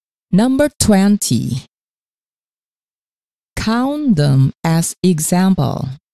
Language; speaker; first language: English; non-native, fluent; Indonesian